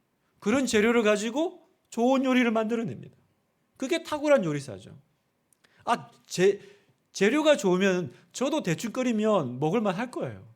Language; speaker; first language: Korean; native; Korean